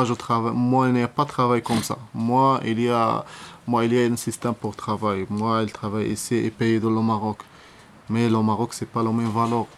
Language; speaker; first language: French; non-native, learner; Arabic